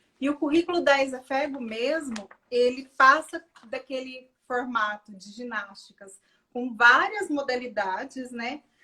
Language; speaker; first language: Portuguese; native; Portuguese